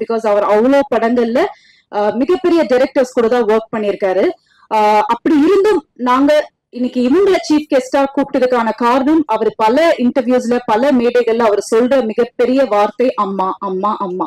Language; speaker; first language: Tamil; native; Tamil